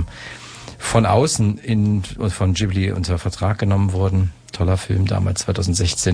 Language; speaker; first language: German; native; German